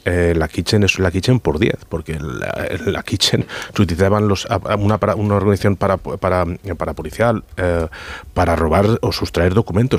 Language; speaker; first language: Spanish; native; Spanish